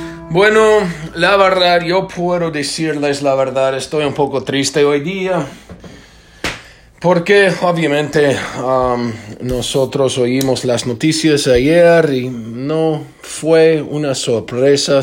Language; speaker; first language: Spanish; non-native, fluent; English